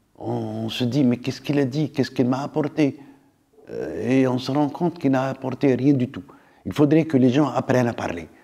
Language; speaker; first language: French; non-native, local second language; Arabic